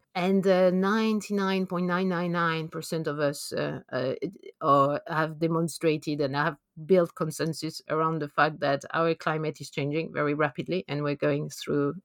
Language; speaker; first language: English; non-native, fluent; French